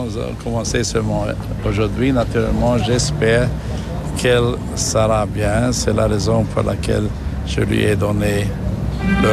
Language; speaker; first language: French; non-native, fluent; German